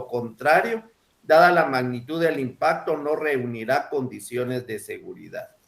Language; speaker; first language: Spanish; native; Spanish